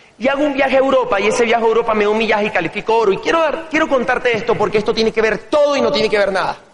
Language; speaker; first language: Spanish; native; Spanish